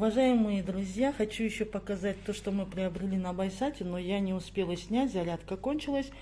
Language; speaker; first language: Russian; native; Russian